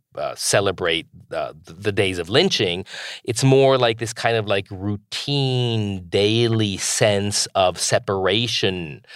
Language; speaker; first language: English; non-native, fluent; Spanish